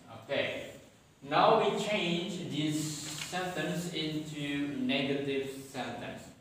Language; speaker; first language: English; non-native, fluent; Indonesian